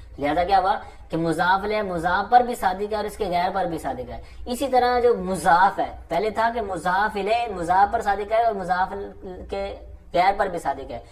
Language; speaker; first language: Urdu; non-native, local second language; Punjabi